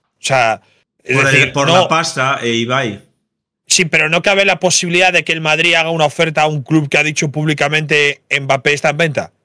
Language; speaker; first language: Spanish; native; Spanish